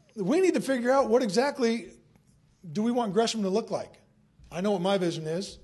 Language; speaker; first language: English; native; English